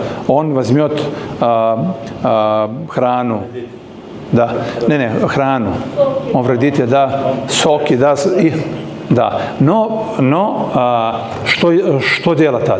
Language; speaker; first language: Russian; non-native, learner; Serbian